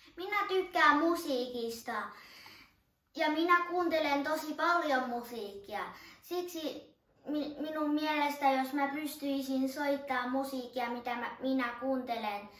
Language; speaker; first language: Finnish; early bilingual, other home language; Chinese